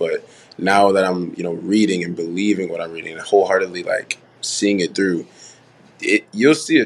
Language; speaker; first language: English; native; English